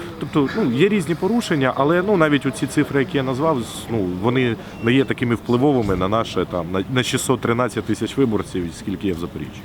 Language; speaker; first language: Ukrainian; native; Ukrainian